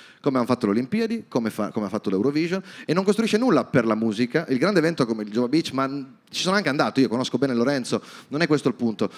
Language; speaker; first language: Italian; native; Italian